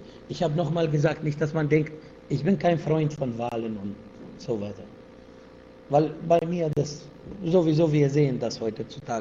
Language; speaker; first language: German; non-native, fluent; Arabic